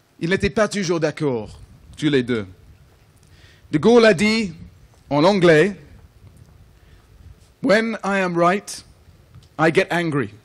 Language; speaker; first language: French; non-native, fluent; English